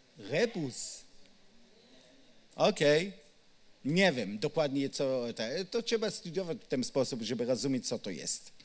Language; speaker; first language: Polish; non-native, learner; Hebrew